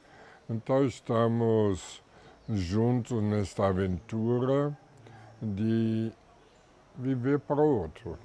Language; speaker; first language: Portuguese; non-native, fluent; German